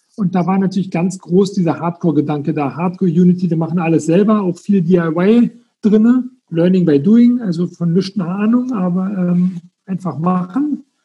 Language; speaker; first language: German; native; German